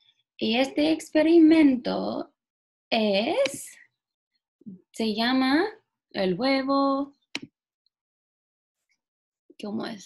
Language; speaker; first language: Spanish; non-native, fluent; English